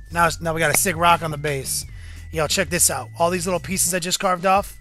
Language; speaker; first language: English; native; English